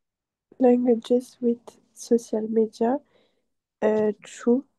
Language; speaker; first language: English; non-native, learner; French